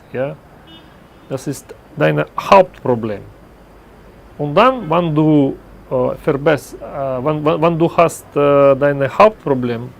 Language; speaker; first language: German; non-native, learner; Russian